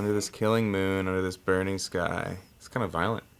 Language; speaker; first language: English; native; English